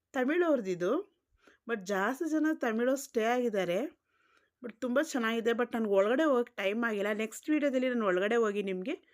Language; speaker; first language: Kannada; non-native, local second language; Tamil